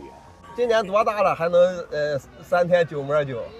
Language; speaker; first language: Chinese; native; Chinese